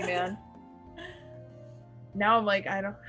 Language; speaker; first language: English; native; English